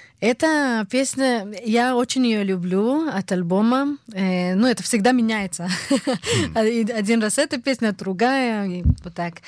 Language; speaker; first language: Russian; early bilingual, heritage; Hebrew